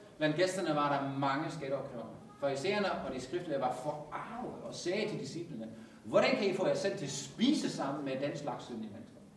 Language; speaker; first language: Danish; native; Danish